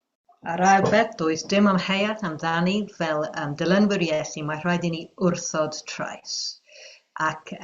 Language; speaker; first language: Welsh; non-native, fluent; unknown